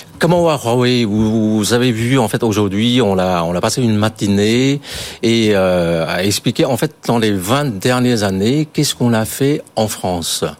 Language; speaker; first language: French; non-native, fluent; Chinese